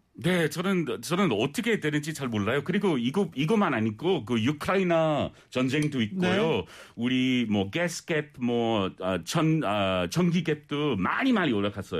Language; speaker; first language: Korean; non-native, learner; English